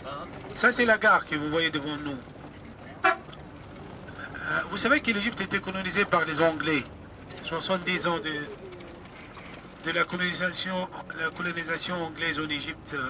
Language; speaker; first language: French; non-native, fluent; Arabic